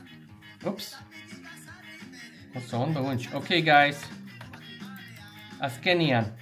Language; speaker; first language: Basque; non-native, learner; English